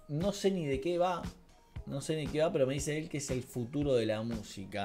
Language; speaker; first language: Spanish; native; Spanish